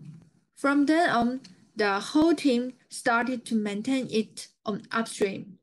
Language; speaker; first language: English; non-native, fluent; Chinese